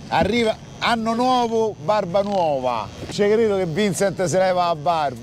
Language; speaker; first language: Italian; native; Italian